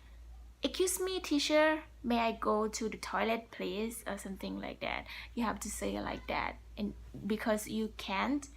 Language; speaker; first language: English; non-native, learner; Thai